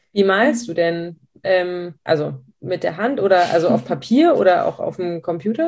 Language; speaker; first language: German; native; German